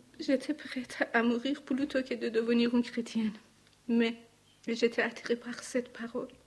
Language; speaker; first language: French; non-native, learner; Persian